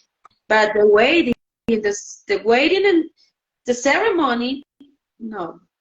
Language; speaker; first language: English; non-native, learner; Spanish